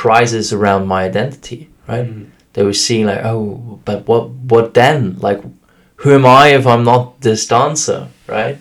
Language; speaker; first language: English; non-native, fluent; German